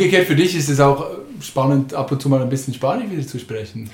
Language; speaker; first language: German; native; German